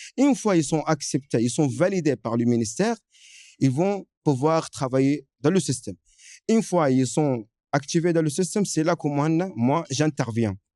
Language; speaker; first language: French; non-native, fluent; Arabic